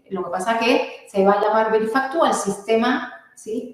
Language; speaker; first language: Spanish; native; Spanish